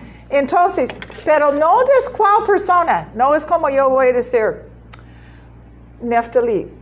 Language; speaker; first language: Spanish; non-native, learner; English